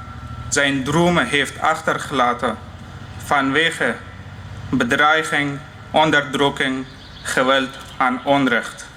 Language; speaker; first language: Dutch; non-native, fluent; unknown